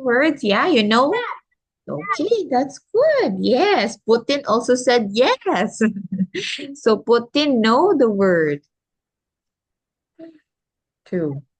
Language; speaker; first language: English; non-native, local second language; Filipino